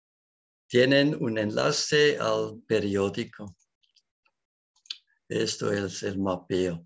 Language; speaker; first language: Spanish; non-native, learner; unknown